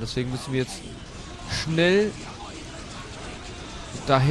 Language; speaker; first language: German; native; German